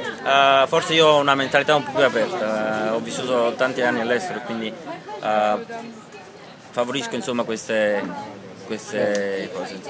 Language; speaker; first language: Italian; native; Italian